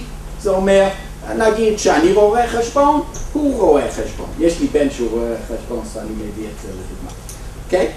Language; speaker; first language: Hebrew; non-native, fluent; English